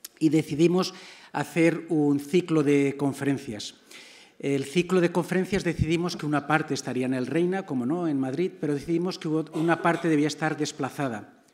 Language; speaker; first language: Spanish; native; Spanish